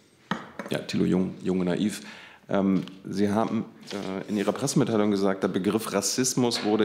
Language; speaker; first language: German; native; German